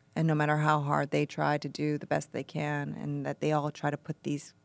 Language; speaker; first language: English; native; English